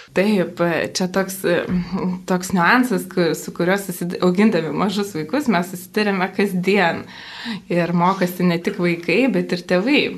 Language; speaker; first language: Lithuanian; native; Lithuanian